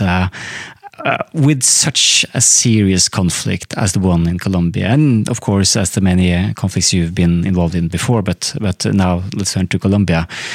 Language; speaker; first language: English; non-native, fluent; Norwegian